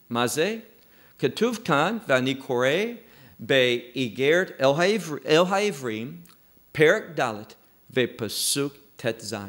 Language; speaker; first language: Hebrew; non-native, fluent; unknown